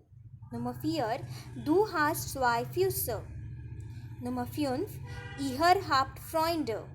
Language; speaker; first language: German; non-native, fluent; Marathi